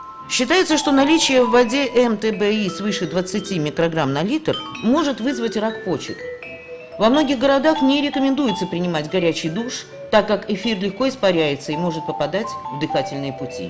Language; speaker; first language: Russian; native; Russian